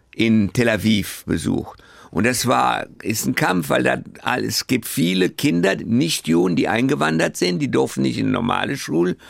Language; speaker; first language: German; early bilingual, other home language; French